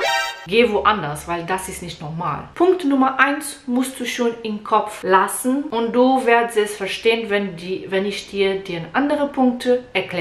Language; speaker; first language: German; non-native, learner; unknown